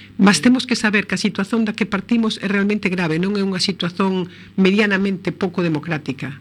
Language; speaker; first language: Galician; native; Galician